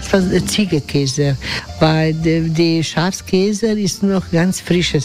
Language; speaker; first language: German; non-native, learner; Croatian